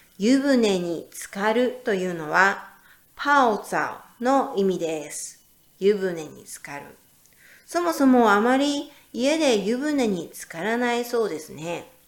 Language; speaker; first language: Japanese; native; Japanese